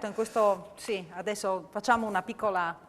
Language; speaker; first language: Italian; native; Italian